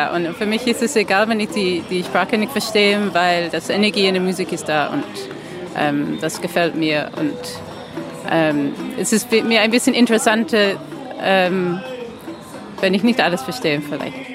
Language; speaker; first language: German; non-native, fluent; English